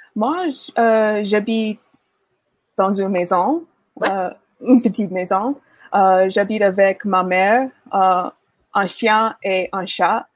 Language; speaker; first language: French; non-native, learner; English